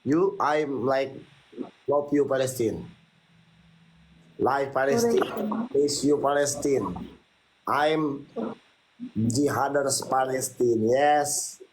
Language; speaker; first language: English; non-native, learner; Sundanese